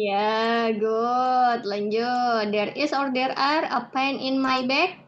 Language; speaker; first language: English; non-native, fluent; Indonesian